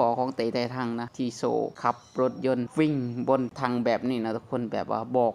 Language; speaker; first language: Thai; non-native, local second language; Northeastern Thai